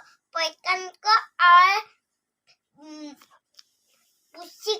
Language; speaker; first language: Hindi; non-native, local second language; Assamese